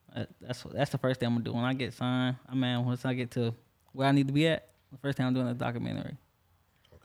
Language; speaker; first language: English; native; English